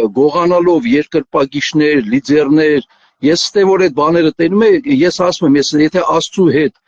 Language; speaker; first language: Armenian; native; Armenian